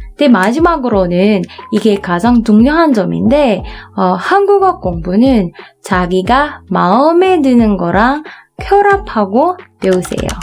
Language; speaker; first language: Korean; non-native, fluent; Filipino